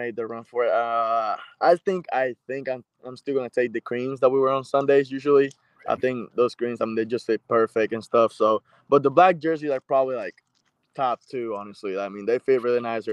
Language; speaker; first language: English; non-native, fluent; Spanish